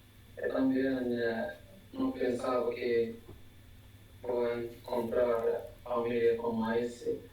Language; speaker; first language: Spanish; non-native, learner; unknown